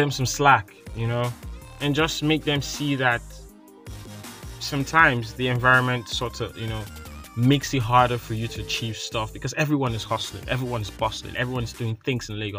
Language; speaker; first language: English; non-native, local second language; Yoruba